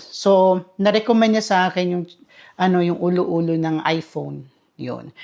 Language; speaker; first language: Filipino; non-native, local second language; Cebuano